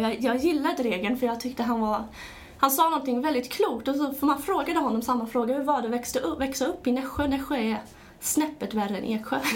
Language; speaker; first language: Swedish; early bilingual, other home language; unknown